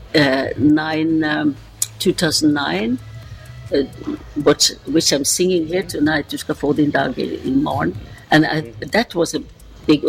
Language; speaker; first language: English; non-native, learner; Norwegian